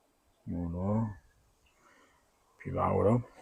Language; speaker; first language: French; native; French